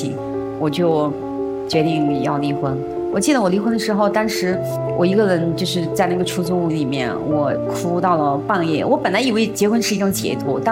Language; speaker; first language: Chinese; native; Chinese